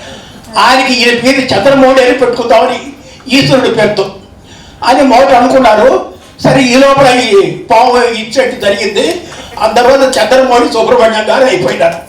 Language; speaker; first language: Telugu; native; Telugu